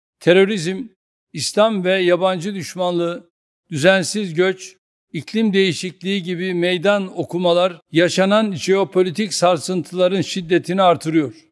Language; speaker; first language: Turkish; native; Turkish